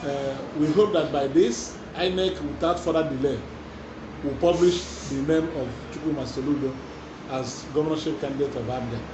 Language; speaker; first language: English; non-native, local second language; Igbo